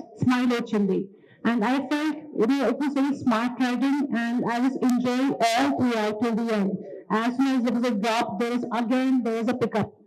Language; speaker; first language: Telugu; non-native, learner; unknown